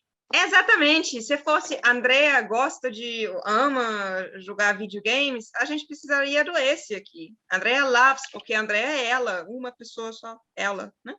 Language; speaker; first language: Portuguese; non-native, fluent; German